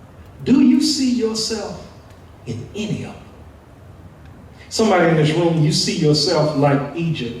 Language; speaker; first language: English; native; English